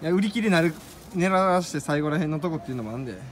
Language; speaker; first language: Japanese; native; Japanese